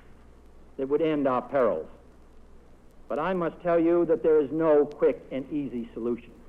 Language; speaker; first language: English; native; English